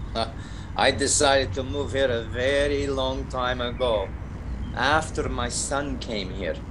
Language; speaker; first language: English; non-native, fluent; Russian